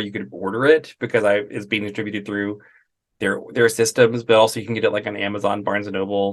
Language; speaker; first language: English; native; English